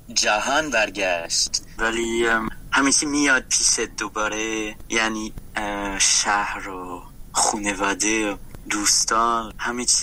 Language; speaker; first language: Persian; non-native, fluent; French